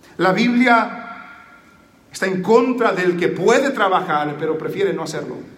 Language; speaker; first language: Spanish; early bilingual, heritage; Spanish